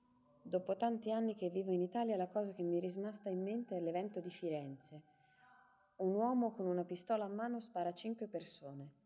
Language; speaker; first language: Italian; non-native, learner; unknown